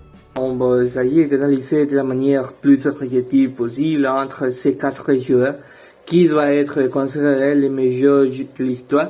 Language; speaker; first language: French; non-native, learner; Spanish